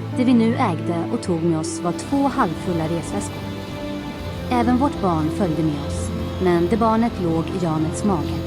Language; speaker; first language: Swedish; non-native, fluent; Croatian